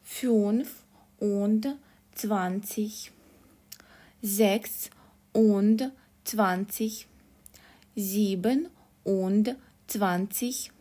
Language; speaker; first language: German; non-native, fluent; Russian